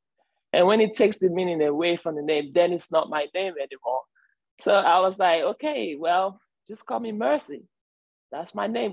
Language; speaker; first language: English; non-native, local second language; Igbo